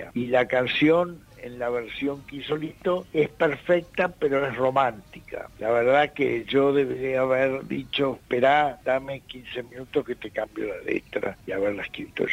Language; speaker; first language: Spanish; native; Spanish